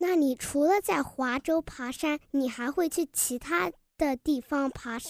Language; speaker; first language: Chinese; early bilingual, heritage; Chinese